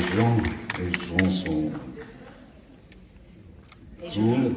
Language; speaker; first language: French; non-native, learner; English